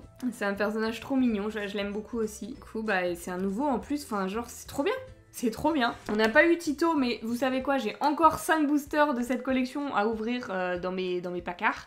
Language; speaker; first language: French; native; French